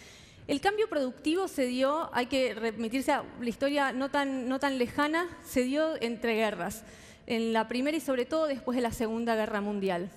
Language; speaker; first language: Spanish; native; Spanish